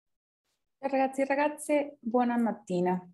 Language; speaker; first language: Italian; non-native, fluent; Spanish